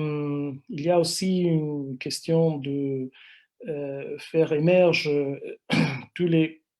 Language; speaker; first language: French; non-native, fluent; Italian